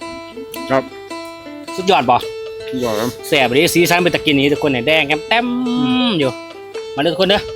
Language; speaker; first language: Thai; non-native, local second language; Northeastern Thai